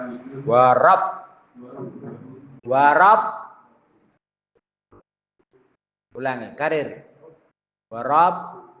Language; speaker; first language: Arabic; non-native, fluent; Indonesian